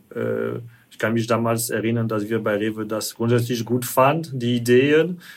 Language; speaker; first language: German; non-native, fluent; French